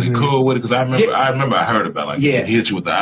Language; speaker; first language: English; native; English